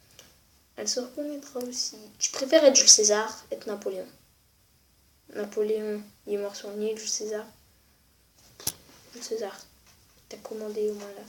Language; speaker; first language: French; native; French